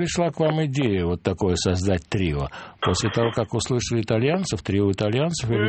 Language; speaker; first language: Russian; native; Russian